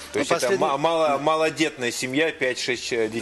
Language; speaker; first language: Russian; native; Russian